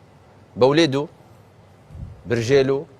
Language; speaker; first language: Arabic; native; Arabic